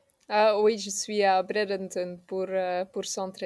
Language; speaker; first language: French; non-native, local second language; Dutch